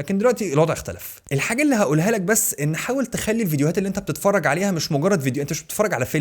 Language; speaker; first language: Arabic; native; Arabic